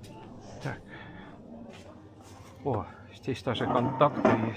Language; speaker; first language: Russian; non-native, local second language; Estonian